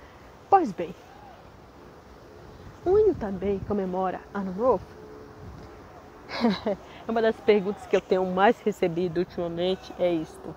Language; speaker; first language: Portuguese; non-native, local second language; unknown